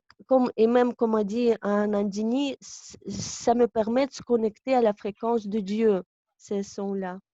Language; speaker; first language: French; non-native, fluent; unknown